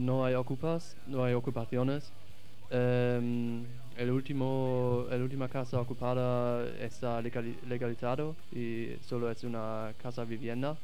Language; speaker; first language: Spanish; non-native, fluent; German